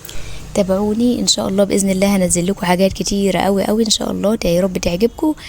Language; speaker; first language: Arabic; native; Arabic